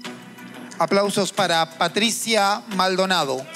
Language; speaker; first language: Spanish; native; Spanish